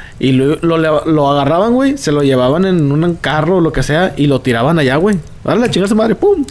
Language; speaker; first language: Spanish; native; Spanish